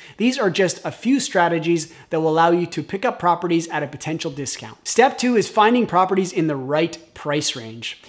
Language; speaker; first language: English; native; English